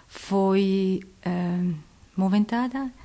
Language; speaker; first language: Portuguese; non-native, learner; Italian